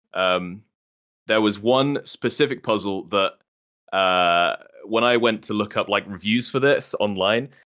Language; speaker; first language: English; native; English